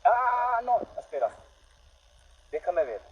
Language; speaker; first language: Spanish; non-native, learner; English